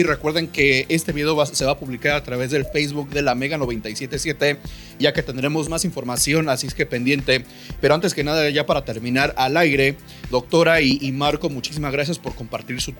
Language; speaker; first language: Spanish; native; Spanish